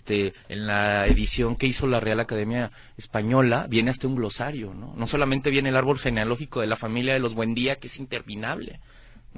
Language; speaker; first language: Spanish; native; Spanish